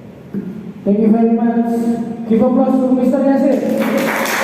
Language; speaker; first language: English; non-native, learner; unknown